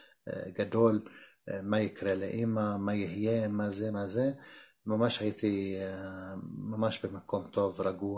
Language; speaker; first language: Hebrew; non-native, local second language; Arabic